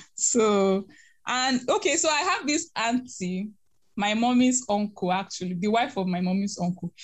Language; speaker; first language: English; non-native, local second language; Igbo